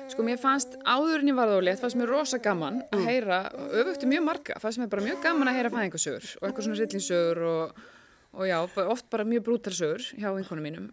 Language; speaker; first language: Icelandic; native; Icelandic